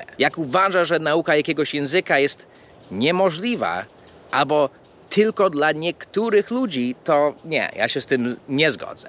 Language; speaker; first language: Polish; early bilingual, heritage; English